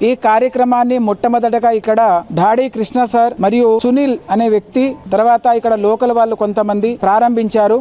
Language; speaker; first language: Telugu; non-native, local second language; Lambadi